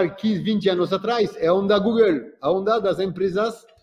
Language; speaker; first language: Portuguese; non-native, fluent; French